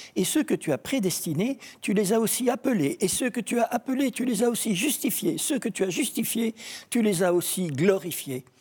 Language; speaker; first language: French; native; French